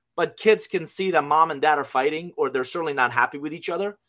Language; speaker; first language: English; non-native, fluent; Persian